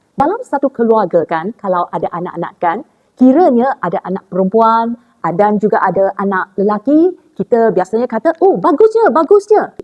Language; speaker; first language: Malay; non-native, local second language; Chinese